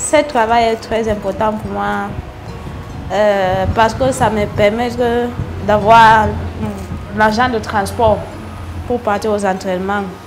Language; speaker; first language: French; non-native, local second language; English